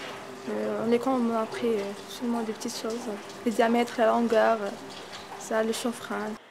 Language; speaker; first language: French; non-native, learner; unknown